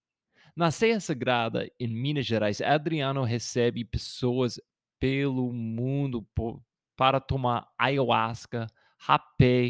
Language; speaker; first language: Portuguese; non-native, fluent; English